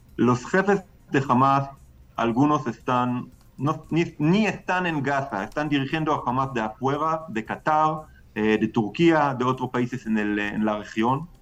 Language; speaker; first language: Spanish; non-native, fluent; Hebrew